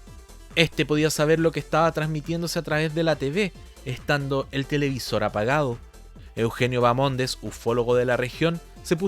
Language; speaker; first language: Spanish; native; Spanish